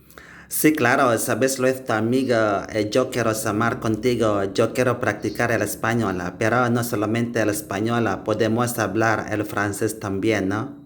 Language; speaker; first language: Spanish; non-native, learner; Indonesian